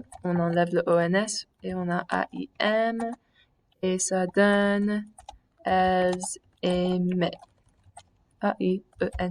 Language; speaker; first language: French; non-native, fluent; English